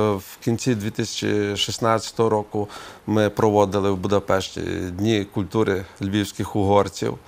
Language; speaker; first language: Ukrainian; non-native, local second language; Hungarian